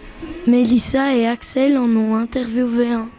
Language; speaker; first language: French; native; French